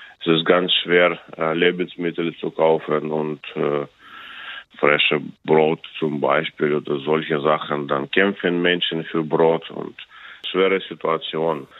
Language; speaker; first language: German; non-native, learner; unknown